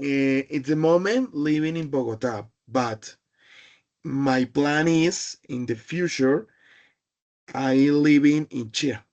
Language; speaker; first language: English; non-native, learner; Spanish